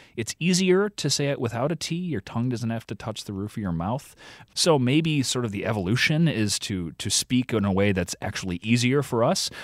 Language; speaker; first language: English; native; English